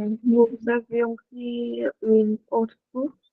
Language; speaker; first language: French; non-native, learner; Vietnamese